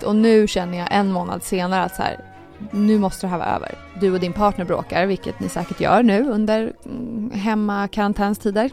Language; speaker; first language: Swedish; native; Swedish